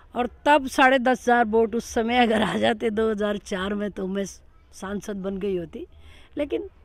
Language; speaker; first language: Hindi; native; Hindi